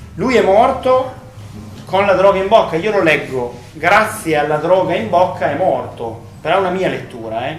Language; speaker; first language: Italian; native; Italian